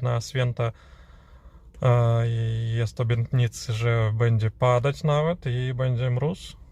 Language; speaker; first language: Polish; non-native, fluent; Ukrainian